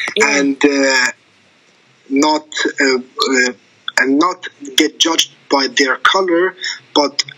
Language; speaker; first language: English; non-native, fluent; Arabic